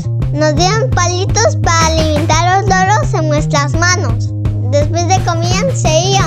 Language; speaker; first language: Spanish; early bilingual, heritage; Spanish